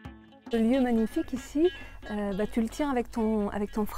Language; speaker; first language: French; native; French